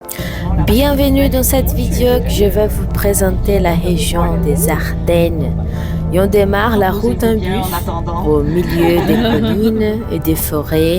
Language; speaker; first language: French; non-native, fluent; Portuguese